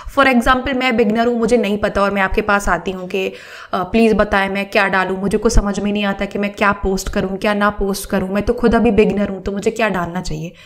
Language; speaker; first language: Hindi; native; Hindi